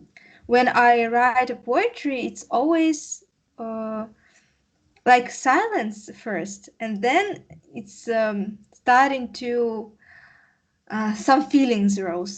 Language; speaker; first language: English; non-native, learner; Russian